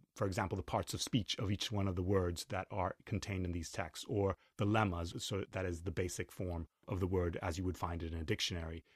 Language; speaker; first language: English; non-native, fluent; Spanish